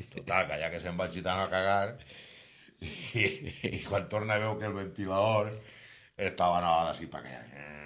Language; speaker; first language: Spanish; non-native, local second language; Catalan